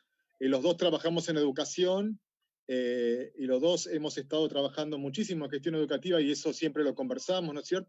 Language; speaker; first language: Spanish; native; Spanish